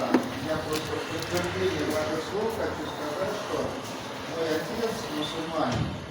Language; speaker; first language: Russian; native; Russian